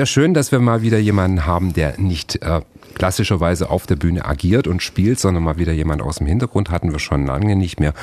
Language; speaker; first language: German; native; German